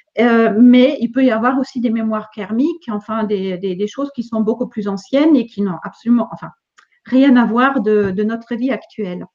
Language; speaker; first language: French; non-native, fluent; German